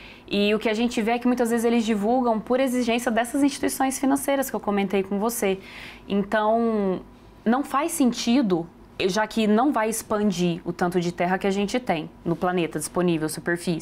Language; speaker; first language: Portuguese; native; Portuguese